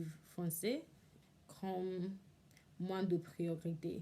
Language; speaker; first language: French; non-native, learner; English